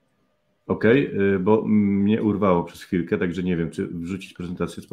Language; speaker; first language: Polish; native; Polish